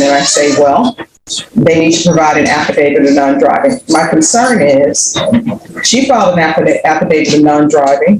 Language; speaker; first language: English; native; English